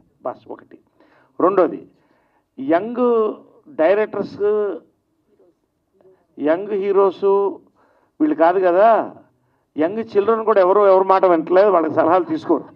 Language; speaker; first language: Telugu; native; Telugu